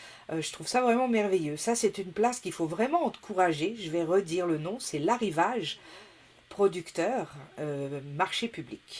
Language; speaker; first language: French; native; French